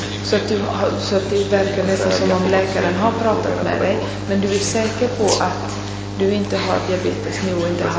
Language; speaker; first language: Swedish; non-native, fluent; Italian